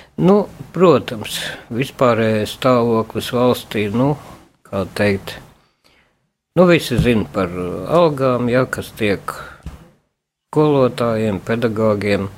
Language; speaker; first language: Latvian; native; Latvian